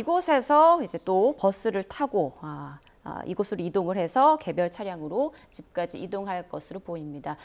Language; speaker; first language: Korean; native; Korean